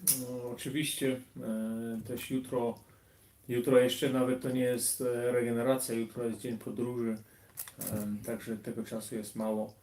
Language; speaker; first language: Polish; early bilingual, heritage; Polish